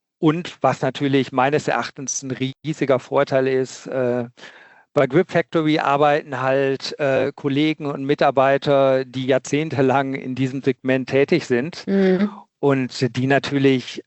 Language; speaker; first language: German; native; German